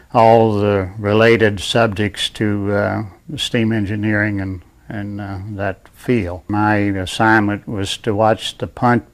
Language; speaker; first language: English; native; English